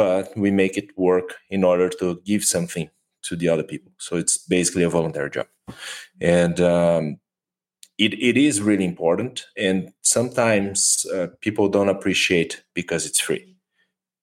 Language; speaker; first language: English; non-native, fluent; Portuguese